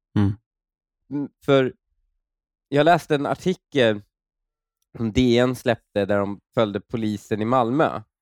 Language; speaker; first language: Swedish; early bilingual, other home language; Persian